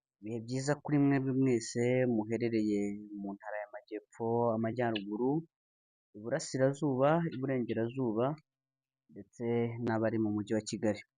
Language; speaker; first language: Kinyarwanda; native; Kinyarwanda